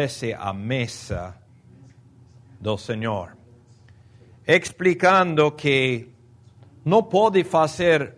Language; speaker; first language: Portuguese; non-native, fluent; Spanish